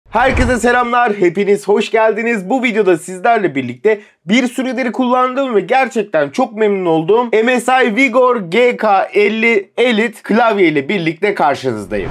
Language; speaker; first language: Turkish; native; Turkish